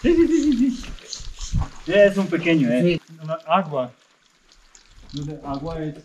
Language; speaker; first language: Spanish; non-native, learner; Serbian